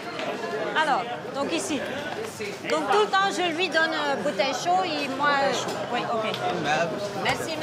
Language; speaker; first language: French; non-native, local second language; Dutch